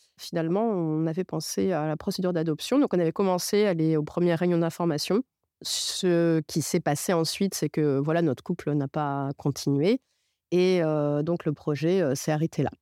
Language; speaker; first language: French; non-native, local second language; Arabic